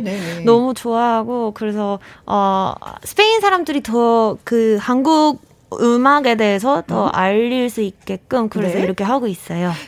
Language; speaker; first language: Korean; non-native, fluent; Spanish